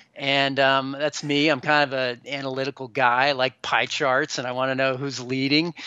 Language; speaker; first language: English; native; English